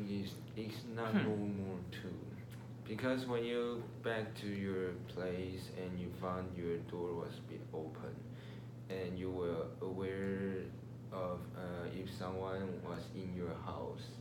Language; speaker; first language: English; non-native, learner; Chinese